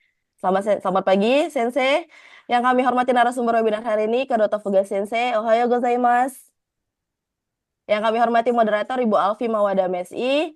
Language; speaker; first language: Indonesian; native; Indonesian